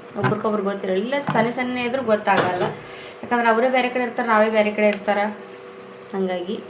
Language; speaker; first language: Kannada; native; Kannada